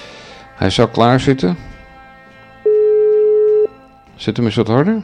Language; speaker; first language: Dutch; native; Dutch